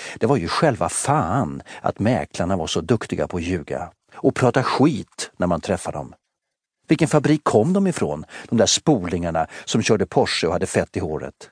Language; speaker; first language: Swedish; native; Swedish